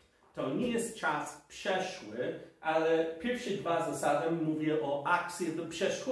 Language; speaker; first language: Polish; non-native, fluent; English